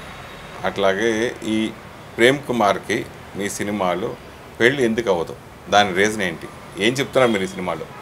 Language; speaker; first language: Telugu; native; Telugu